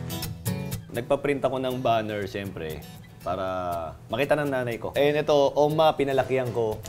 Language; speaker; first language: Filipino; native; Filipino